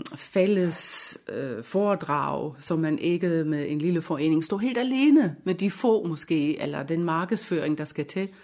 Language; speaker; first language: Danish; non-native, fluent; German